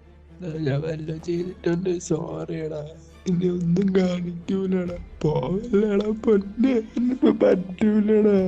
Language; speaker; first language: Malayalam; native; Malayalam